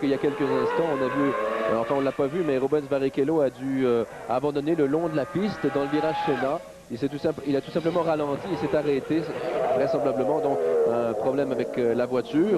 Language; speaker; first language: French; native; French